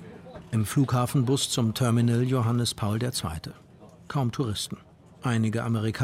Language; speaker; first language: German; native; German